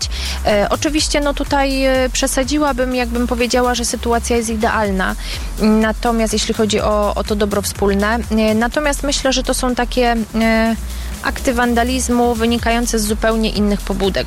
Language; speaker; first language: Polish; native; Polish